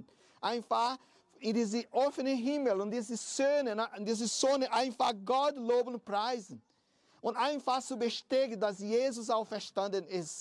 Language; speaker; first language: German; non-native, fluent; Portuguese